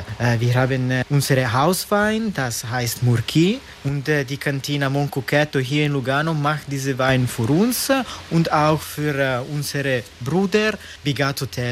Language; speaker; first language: German; non-native, local second language; Italian